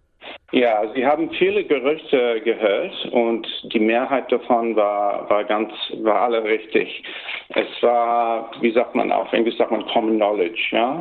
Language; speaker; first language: German; early bilingual, heritage; German